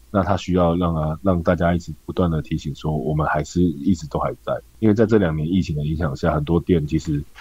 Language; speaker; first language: Chinese; native; Chinese